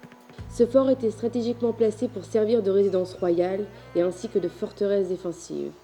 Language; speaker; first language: French; native; French